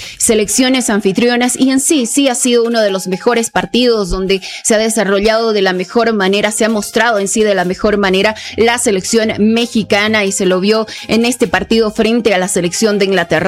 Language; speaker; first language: Spanish; native; Spanish